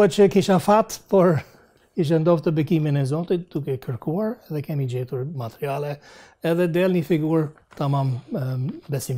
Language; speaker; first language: Albanian; non-native, fluent; English